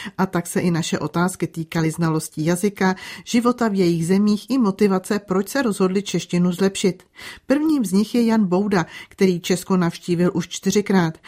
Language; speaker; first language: Czech; native; Czech